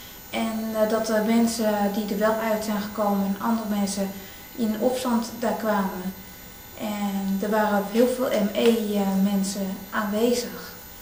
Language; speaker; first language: Dutch; native; Dutch